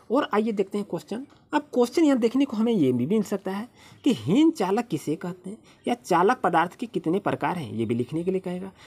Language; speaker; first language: Hindi; native; Hindi